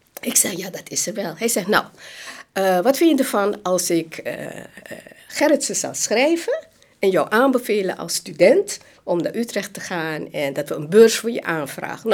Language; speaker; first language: Dutch; non-native, local second language; Hakka Chinese